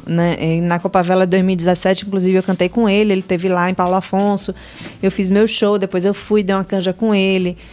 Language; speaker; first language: Portuguese; native; Portuguese